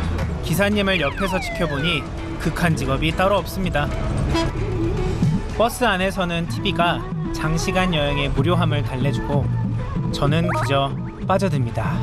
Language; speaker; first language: Korean; native; Korean